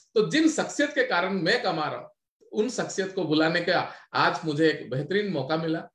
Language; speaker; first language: Hindi; non-native, local second language; Odia